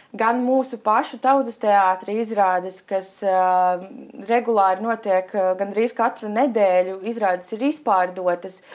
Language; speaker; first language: Latvian; native; Latvian